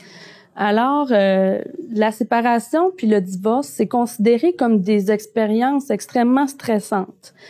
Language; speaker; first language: French; native; French